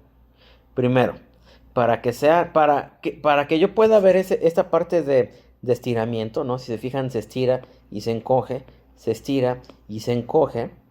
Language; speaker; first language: Spanish; native; Spanish